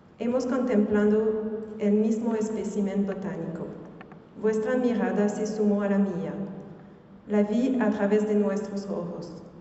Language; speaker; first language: Spanish; non-native, learner; French